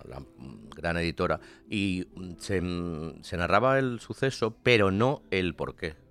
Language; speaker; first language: Spanish; native; Spanish